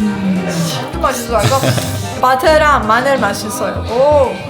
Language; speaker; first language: Korean; non-native, learner; Persian